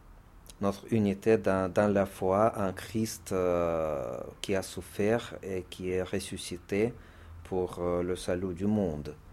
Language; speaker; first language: French; non-native, fluent; Russian